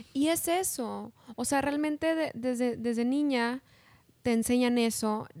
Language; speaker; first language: Spanish; early bilingual, heritage; Spanish